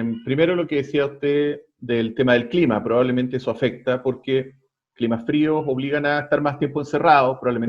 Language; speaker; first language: Spanish; native; Spanish